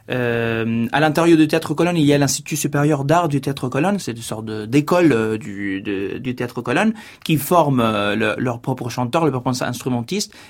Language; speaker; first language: French; non-native, fluent; Spanish